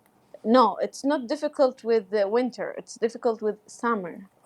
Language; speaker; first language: English; non-native, learner; Arabic